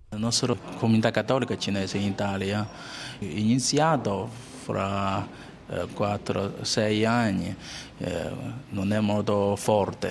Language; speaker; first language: Italian; non-native, learner; Chinese